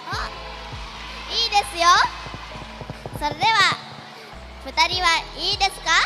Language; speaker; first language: Japanese; non-native, learner; Indonesian